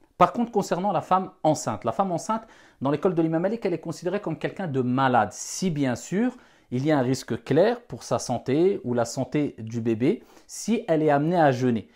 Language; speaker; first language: French; non-native, local second language; Wolof